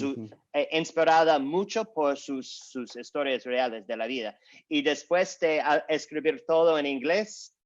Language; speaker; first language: Spanish; non-native, learner; English